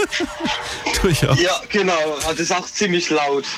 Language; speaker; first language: German; native; German